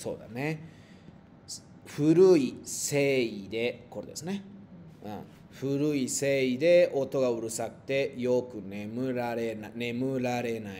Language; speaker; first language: Japanese; non-native, fluent; Spanish